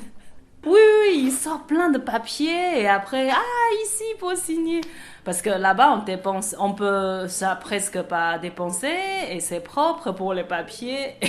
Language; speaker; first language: French; non-native, fluent; Chinese